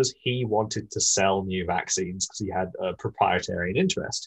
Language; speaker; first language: English; native; English